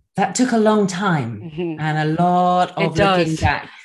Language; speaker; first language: English; native; English